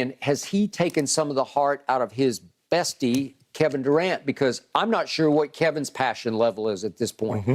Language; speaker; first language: English; native; English